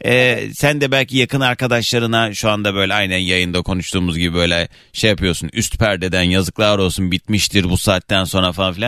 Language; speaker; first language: Turkish; native; Turkish